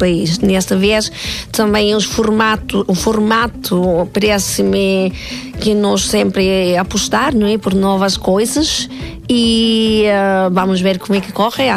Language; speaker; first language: Portuguese; non-native, fluent; Spanish